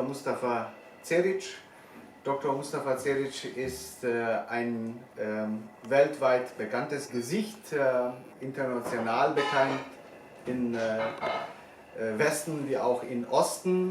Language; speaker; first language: German; non-native, fluent; Bosnian